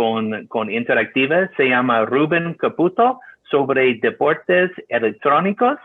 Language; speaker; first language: Spanish; non-native, learner; English